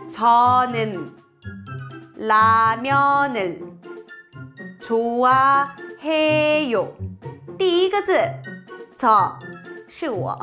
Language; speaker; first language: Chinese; non-native, fluent; Korean